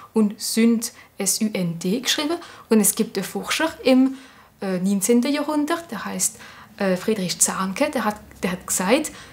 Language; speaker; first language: German; non-native, local second language; French